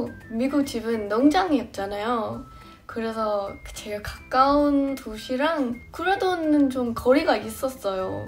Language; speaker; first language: Korean; non-native, fluent; English